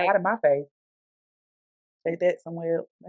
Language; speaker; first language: English; native; English